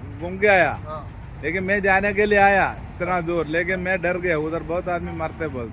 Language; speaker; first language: Hindi; non-native, local second language; Malayalam